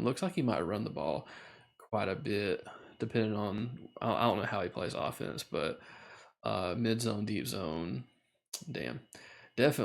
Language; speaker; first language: English; native; English